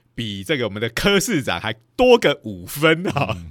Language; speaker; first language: Chinese; non-native, local second language; Min Nan Chinese